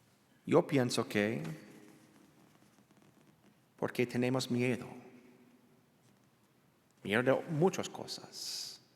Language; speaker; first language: Spanish; non-native, learner; English